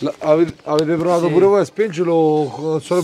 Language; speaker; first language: Italian; native; Italian